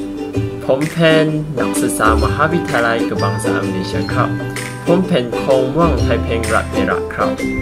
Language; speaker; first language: Thai; non-native, learner; Chinese